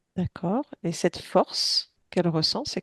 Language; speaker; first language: French; native; French